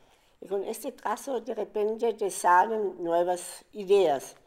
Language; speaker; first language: Spanish; non-native, fluent; German